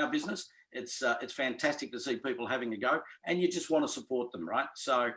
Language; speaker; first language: English; native; English